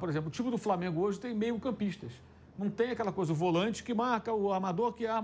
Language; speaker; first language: Portuguese; native; Portuguese